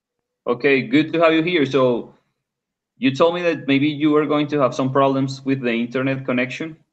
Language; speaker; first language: English; non-native, fluent; Spanish